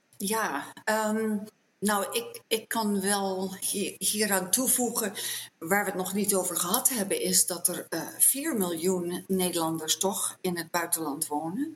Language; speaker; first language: Dutch; native; Dutch